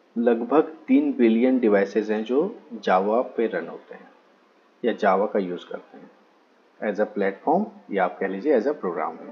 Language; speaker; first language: Hindi; native; Hindi